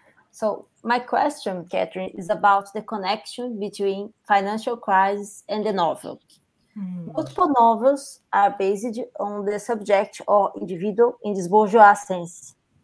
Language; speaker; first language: English; non-native, fluent; Portuguese